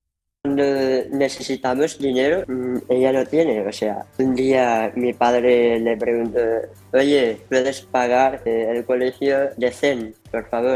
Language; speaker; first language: Spanish; early bilingual, heritage; Spanish